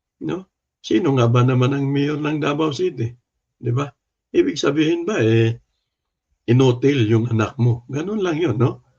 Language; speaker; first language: Filipino; non-native, local second language; Cebuano